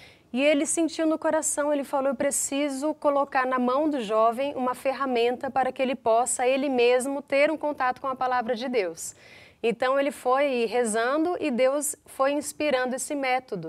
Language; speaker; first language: Portuguese; native; Portuguese